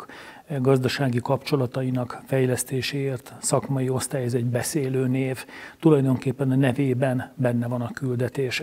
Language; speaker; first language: Hungarian; native; Hungarian